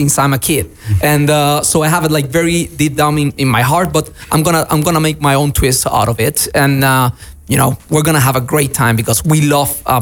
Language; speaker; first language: English; non-native, fluent; Spanish